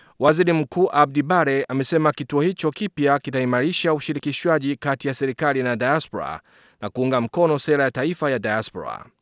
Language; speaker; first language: Swahili; non-native, fluent; Chinese